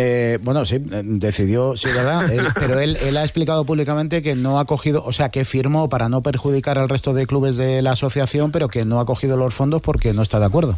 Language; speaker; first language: Spanish; native; Spanish